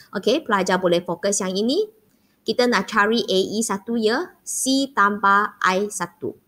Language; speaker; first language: Malay; non-native, local second language; Chinese